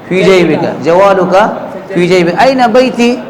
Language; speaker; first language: Arabic; non-native, fluent; Urdu